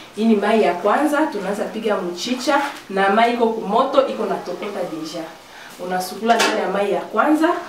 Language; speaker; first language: Swahili; native; Swahili